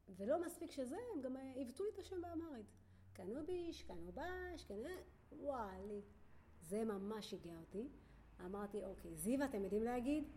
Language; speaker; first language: Hebrew; early bilingual, other home language; Amharic